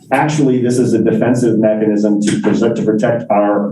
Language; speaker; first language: English; native; English